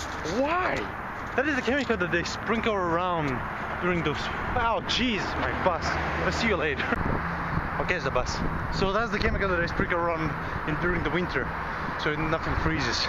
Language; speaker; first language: English; non-native, fluent; Bulgarian